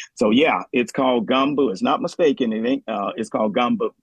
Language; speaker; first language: English; native; English